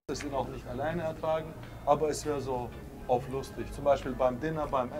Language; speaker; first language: German; native; German